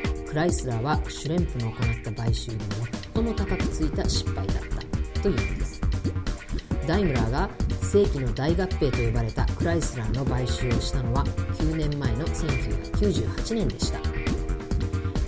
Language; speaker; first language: Japanese; native; Japanese